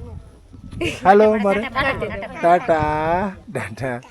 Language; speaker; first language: Kannada; non-native, local second language; Tibetan